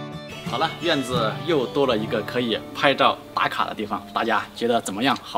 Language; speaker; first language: Chinese; native; Chinese